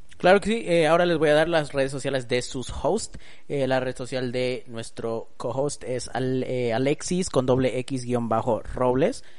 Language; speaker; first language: Spanish; early bilingual, heritage; Spanish